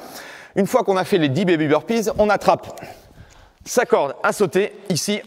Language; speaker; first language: French; native; French